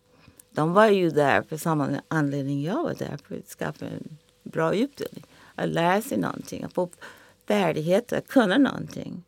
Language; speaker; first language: Swedish; non-native, fluent; English